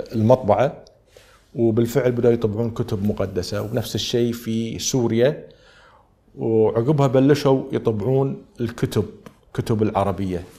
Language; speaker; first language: Arabic; native; Arabic